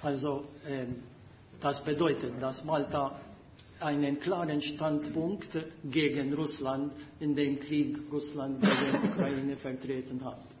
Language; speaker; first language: German; non-native, fluent; Maltese